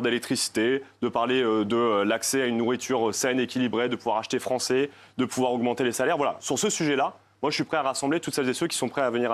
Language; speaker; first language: French; native; French